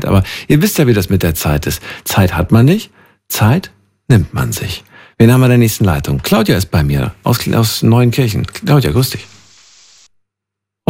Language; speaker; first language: German; native; German